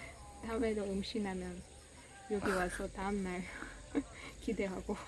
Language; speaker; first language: Korean; non-native, fluent; Russian